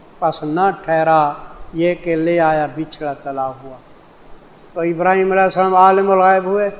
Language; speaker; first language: Urdu; non-native, local second language; Saraiki